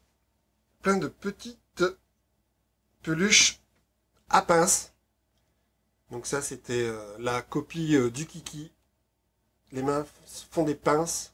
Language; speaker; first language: French; native; French